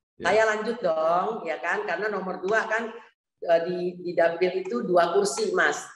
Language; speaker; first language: Indonesian; native; Indonesian